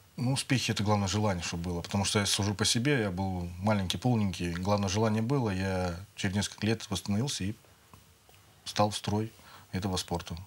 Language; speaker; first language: Russian; native; Russian